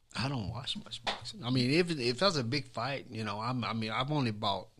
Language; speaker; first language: English; native; English